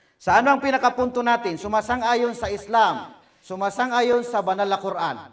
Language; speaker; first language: Filipino; non-native, local second language; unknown